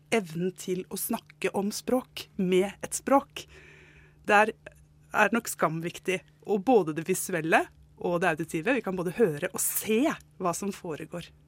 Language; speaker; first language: Norwegian; native; Norwegian